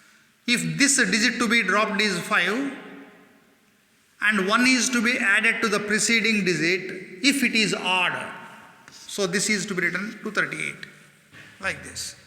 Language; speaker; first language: English; non-native, local second language; Kannada